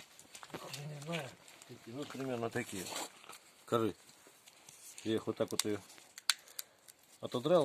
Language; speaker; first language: Russian; native; Russian